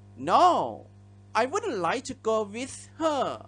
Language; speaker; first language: English; non-native, fluent; Thai